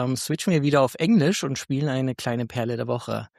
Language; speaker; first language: German; native; German